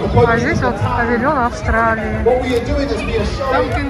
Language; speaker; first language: Russian; native; Russian